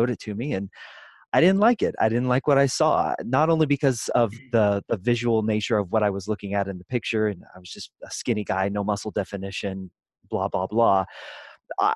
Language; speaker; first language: English; native; English